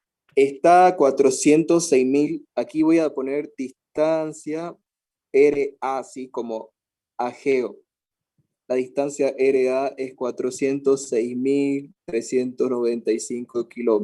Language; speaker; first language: Spanish; native; Spanish